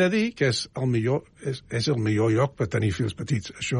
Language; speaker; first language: Catalan; non-native, fluent; English